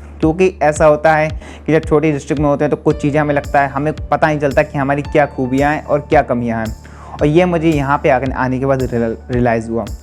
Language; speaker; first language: Hindi; native; Hindi